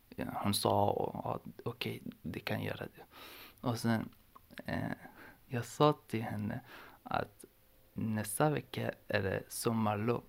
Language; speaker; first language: Swedish; non-native, learner; Persian